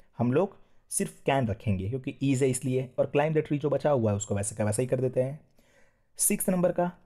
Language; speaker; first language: Hindi; non-native, local second language; Gujarati